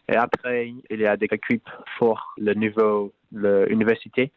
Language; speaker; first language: French; non-native, learner; English